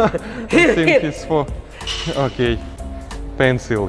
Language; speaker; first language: English; non-native, learner; Russian